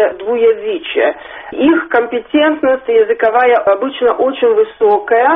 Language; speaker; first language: Russian; non-native, fluent; Italian